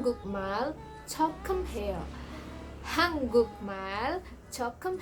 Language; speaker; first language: Korean; non-native, learner; Indonesian